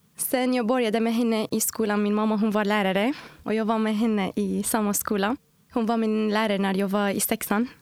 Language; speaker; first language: Swedish; non-native, fluent; Arabic